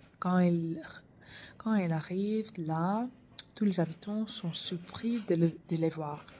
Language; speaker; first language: French; non-native, learner; English